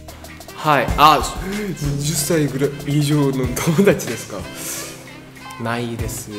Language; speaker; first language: Japanese; non-native, fluent; Korean